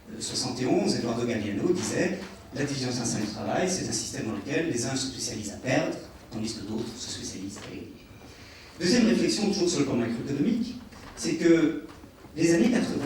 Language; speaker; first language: French; native; French